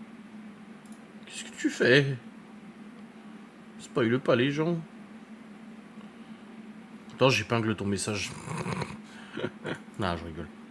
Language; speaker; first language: French; native; French